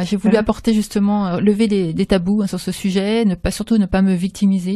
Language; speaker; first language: French; native; French